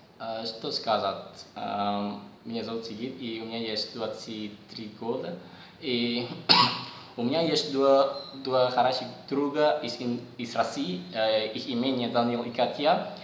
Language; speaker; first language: Russian; non-native, learner; Indonesian